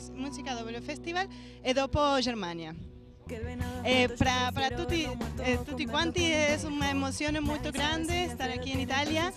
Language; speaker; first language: Italian; non-native, learner; Spanish